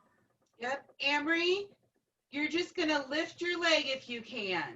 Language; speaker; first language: English; native; English